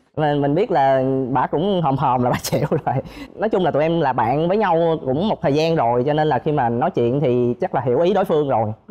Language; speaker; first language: Vietnamese; non-native, local second language; Cantonese